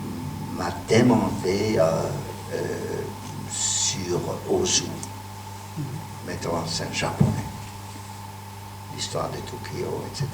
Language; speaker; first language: French; non-native, fluent; Hungarian